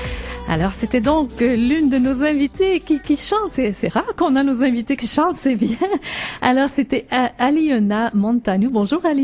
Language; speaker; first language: French; native; French